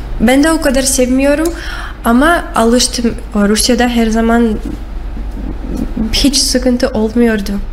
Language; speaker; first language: Turkish; non-native, learner; Russian